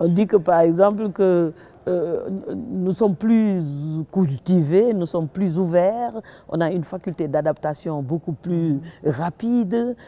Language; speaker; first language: French; non-native, local second language; Wolof